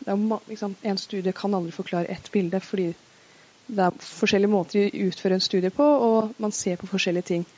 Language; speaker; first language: Norwegian; early bilingual, other home language; Persian